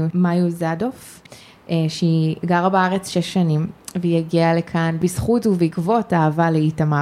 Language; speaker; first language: Hebrew; native; Hebrew